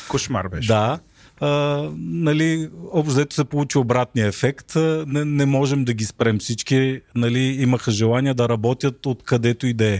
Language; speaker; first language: Bulgarian; native; Bulgarian